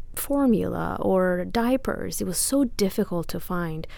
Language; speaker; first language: English; non-native, fluent; Persian